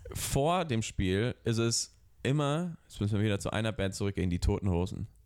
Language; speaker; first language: German; early bilingual, other home language; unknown